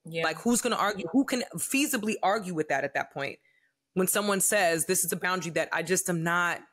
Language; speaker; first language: English; native; English